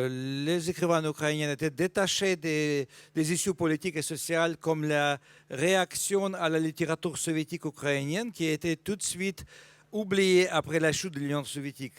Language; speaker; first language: French; non-native, fluent; Russian